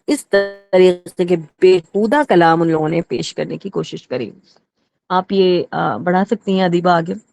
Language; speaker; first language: Urdu; native; Urdu